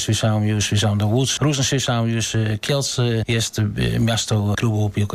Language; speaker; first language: Polish; non-native, learner; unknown